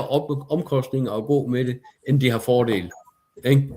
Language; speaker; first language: Danish; native; Danish